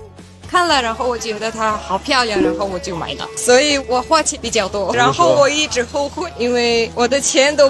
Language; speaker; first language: Chinese; non-native, fluent; Mongolian